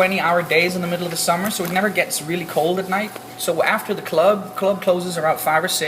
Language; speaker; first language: English; non-native, fluent; Danish